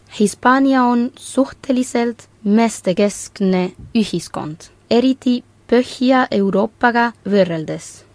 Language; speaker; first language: Estonian; non-native, fluent; Spanish